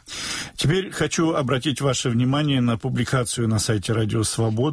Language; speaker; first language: Russian; native; Russian